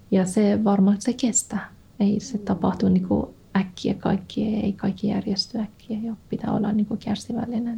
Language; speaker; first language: Finnish; non-native, fluent; Persian